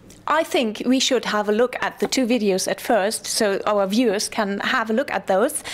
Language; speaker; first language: English; non-native, fluent; German